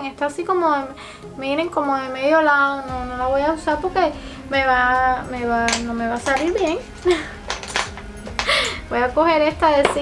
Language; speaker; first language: Spanish; native; Spanish